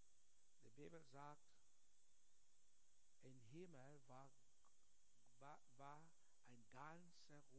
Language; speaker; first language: German; non-native, learner; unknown